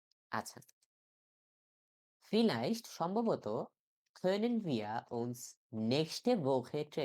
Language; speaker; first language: German; non-native, learner; Bangla